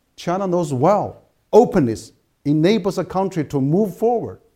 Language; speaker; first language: English; non-native, fluent; Chinese